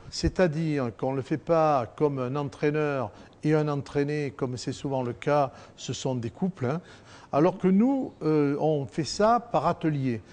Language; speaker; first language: French; native; French